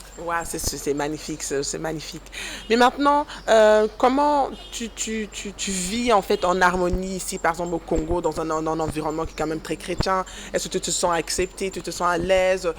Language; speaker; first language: French; non-native, local second language; Lingala